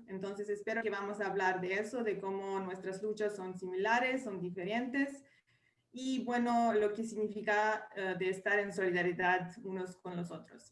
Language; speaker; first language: Spanish; non-native, fluent; English